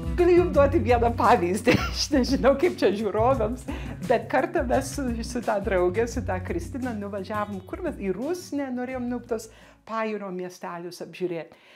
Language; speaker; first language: Lithuanian; early bilingual, heritage; Lithuanian